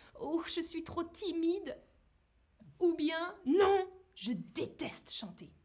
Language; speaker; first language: French; native; French